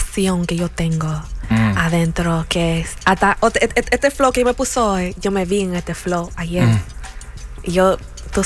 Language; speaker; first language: Spanish; early bilingual, heritage; Spanish